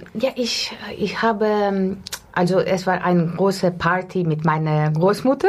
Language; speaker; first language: German; non-native, fluent; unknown